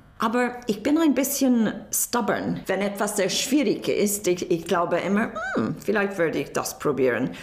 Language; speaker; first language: German; non-native, learner; English